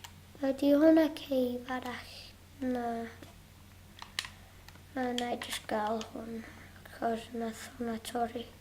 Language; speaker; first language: Welsh; non-native, local second language; English